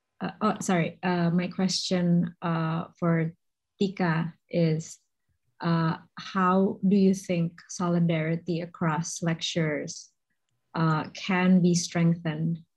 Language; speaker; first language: English; non-native, fluent; Indonesian